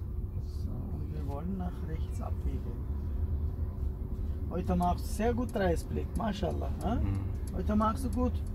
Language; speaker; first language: German; non-native, fluent; Turkish